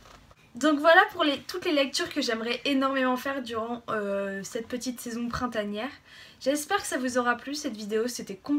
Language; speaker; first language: French; native; French